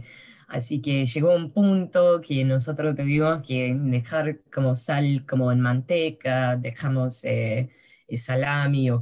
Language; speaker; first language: Spanish; early bilingual, heritage; Spanish